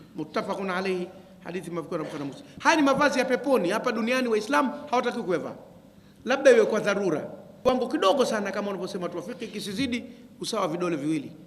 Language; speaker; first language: Swahili; native; Swahili